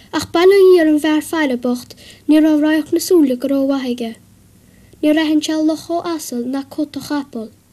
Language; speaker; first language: Irish; native; Irish